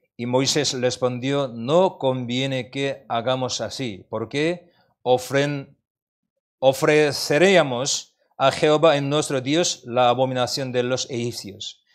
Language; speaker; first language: Spanish; non-native, learner; Korean